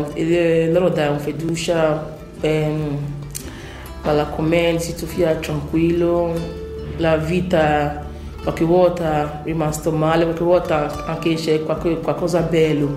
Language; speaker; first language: Italian; non-native, learner; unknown